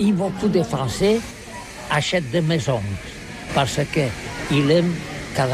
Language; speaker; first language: French; non-native, learner; Catalan